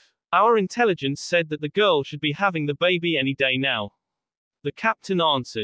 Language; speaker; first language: English; native; English